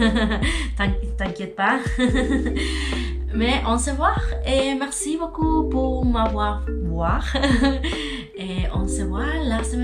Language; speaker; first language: French; non-native, learner; Spanish